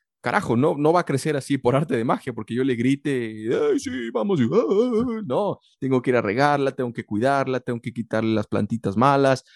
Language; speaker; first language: Spanish; early bilingual, heritage; Spanish